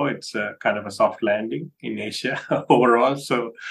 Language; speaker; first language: English; non-native, local second language; Sinhala